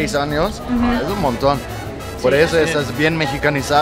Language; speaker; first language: Spanish; non-native, fluent; German